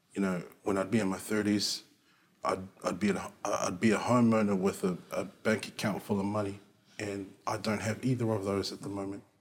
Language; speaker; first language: English; native; English